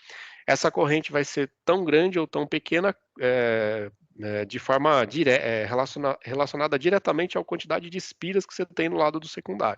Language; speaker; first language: Portuguese; native; Portuguese